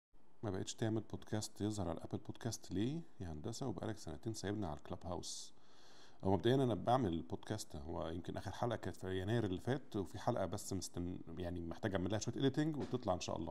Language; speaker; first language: Arabic; native; Arabic